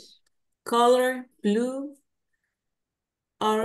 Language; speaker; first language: English; non-native, learner; Spanish